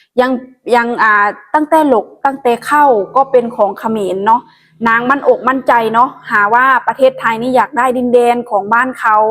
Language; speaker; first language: Thai; non-native, local second language; Northeastern Thai